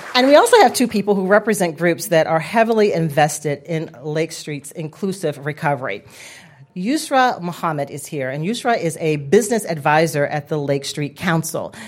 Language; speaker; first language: English; native; English